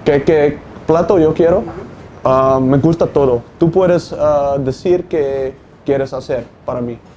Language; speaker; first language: Spanish; non-native, learner; Dutch